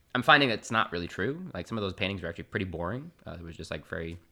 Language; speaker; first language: English; native; English